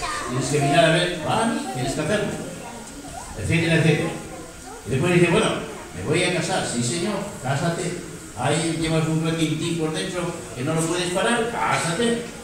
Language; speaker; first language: Spanish; native; Spanish